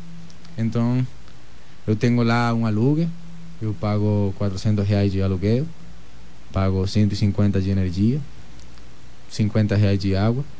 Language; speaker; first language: Portuguese; non-native, fluent; Spanish